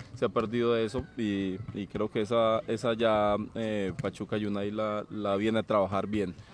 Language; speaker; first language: Spanish; native; Spanish